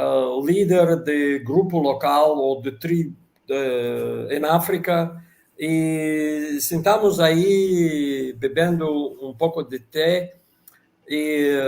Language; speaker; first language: Portuguese; non-native, fluent; Russian